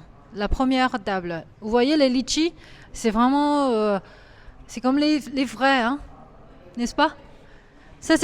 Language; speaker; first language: French; non-native, fluent; Chinese